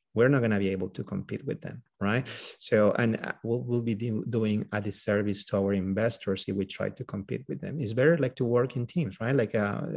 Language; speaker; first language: English; non-native, fluent; Spanish